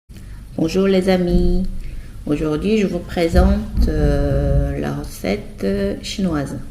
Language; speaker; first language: French; non-native, learner; Korean